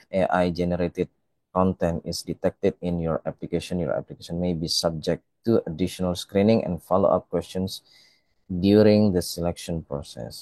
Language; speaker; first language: English; non-native, fluent; Indonesian